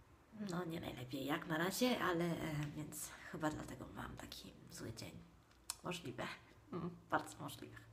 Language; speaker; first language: Polish; non-native, fluent; Italian